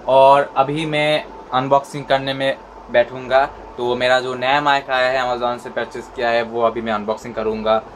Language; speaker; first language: Hindi; non-native, local second language; Bangla